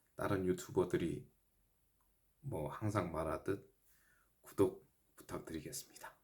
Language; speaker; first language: Korean; native; Korean